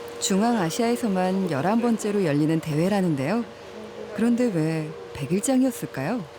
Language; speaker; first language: Korean; native; Korean